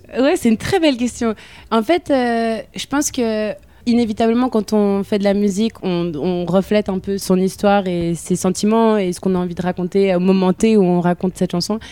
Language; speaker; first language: French; native; French